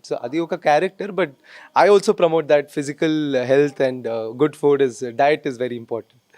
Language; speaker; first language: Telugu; non-native, fluent; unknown